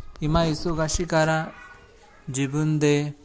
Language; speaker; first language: Japanese; non-native, learner; Hindi